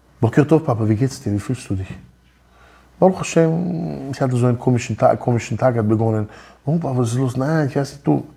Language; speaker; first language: German; early bilingual, other home language; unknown